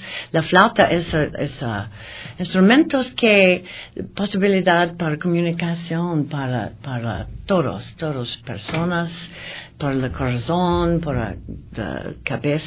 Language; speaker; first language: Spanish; non-native, learner; English